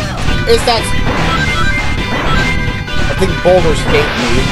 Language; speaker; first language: English; native; English